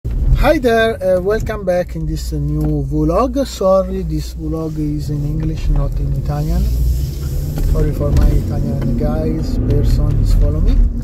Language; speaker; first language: English; non-native, learner; Italian